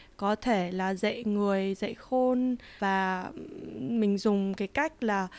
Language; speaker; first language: Vietnamese; early bilingual, heritage; Vietnamese